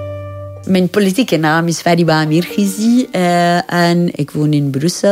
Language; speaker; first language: Dutch; non-native, learner; Persian